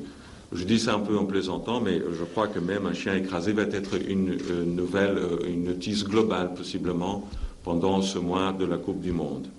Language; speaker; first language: French; non-native, fluent; Portuguese